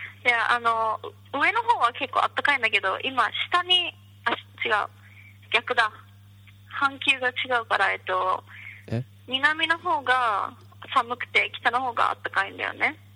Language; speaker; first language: Japanese; native; Japanese